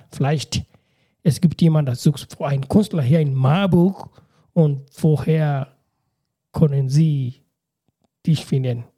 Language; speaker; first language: German; non-native, learner; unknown